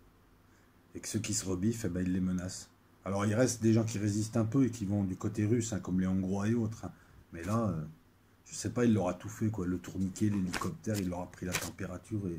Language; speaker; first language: French; native; French